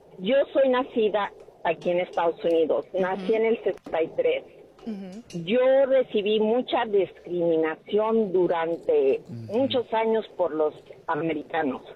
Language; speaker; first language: Spanish; early bilingual, heritage; Spanish